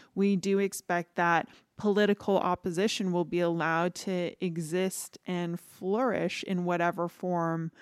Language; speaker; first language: English; early bilingual, other home language; Filipino